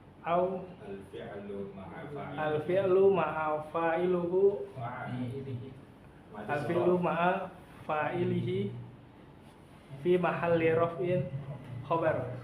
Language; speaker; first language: Arabic; non-native, learner; Indonesian